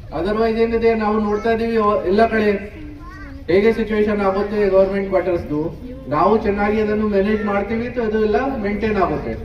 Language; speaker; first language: Kannada; non-native, local second language; Hindi